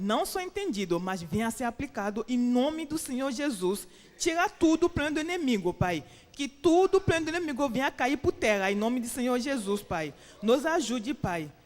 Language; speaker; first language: Portuguese; non-native, fluent; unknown